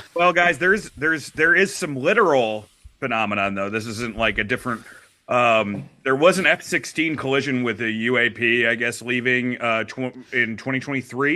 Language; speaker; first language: English; native; English